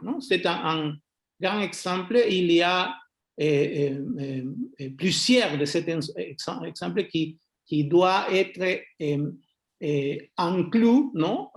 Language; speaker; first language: French; non-native, fluent; Spanish